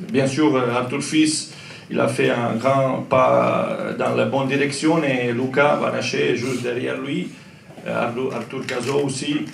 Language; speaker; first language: French; non-native, learner; Croatian